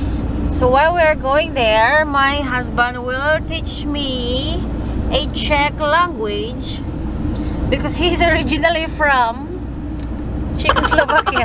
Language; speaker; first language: English; non-native, local second language; Cebuano